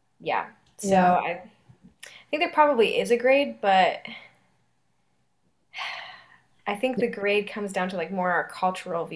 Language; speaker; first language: English; native; English